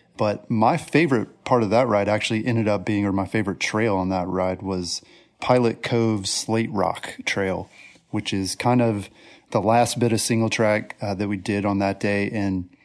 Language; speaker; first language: English; native; English